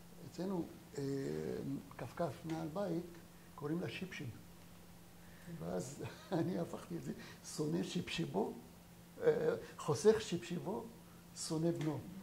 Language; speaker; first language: Hebrew; non-native, fluent; French